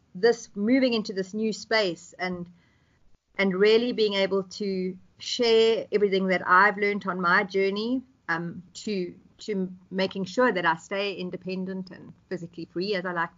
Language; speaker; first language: English; native; English